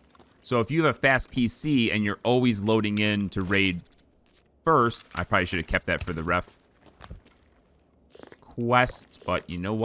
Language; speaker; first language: English; native; English